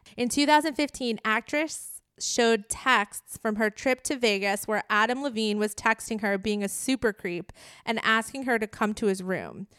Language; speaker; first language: English; native; English